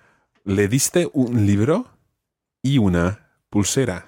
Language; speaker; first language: Spanish; non-native, fluent; English